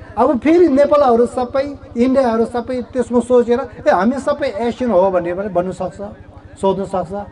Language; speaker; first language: Nepali; non-native, local second language; Tibetan